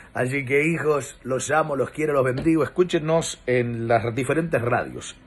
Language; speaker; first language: Spanish; non-native, fluent; Persian